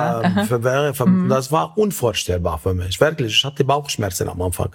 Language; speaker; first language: German; non-native, learner; Arabic